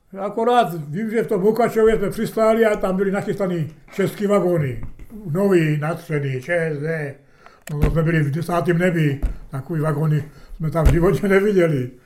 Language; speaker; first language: Czech; early bilingual, heritage; Czech